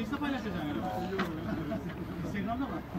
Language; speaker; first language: Turkish; native; Turkish